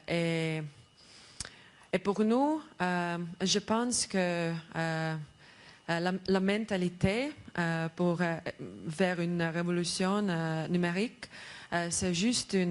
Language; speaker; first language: French; non-native, learner; Estonian